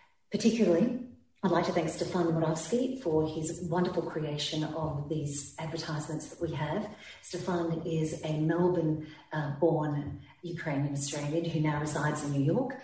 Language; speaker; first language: English; early bilingual, other home language; Ukrainian